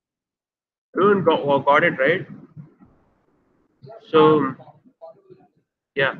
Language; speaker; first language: English; non-native, local second language; Hindi